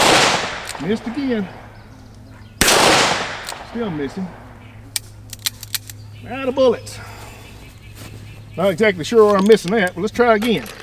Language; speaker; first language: English; native; English